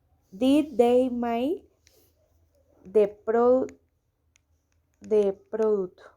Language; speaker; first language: English; non-native, learner; Spanish